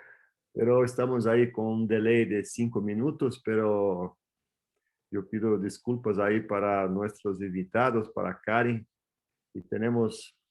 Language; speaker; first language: Spanish; non-native, fluent; Portuguese